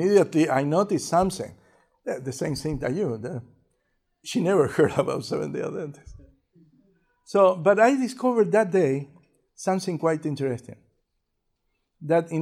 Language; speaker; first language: English; non-native, fluent; Spanish